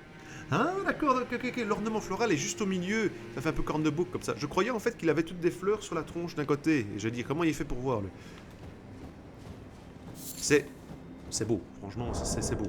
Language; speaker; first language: French; native; French